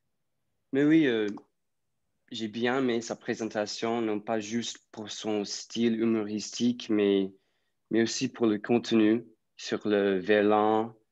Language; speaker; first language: French; non-native, fluent; English